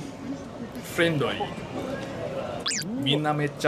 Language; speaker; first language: Japanese; non-native, learner; English